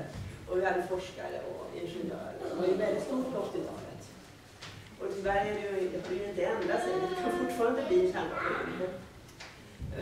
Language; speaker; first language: Swedish; native; Swedish